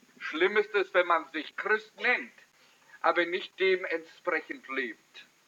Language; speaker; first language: German; early bilingual, heritage; German